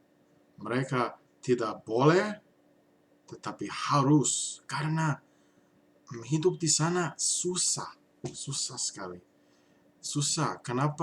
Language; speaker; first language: Indonesian; non-native, learner; English